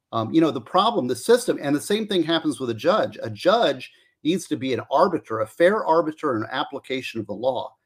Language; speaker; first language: English; native; English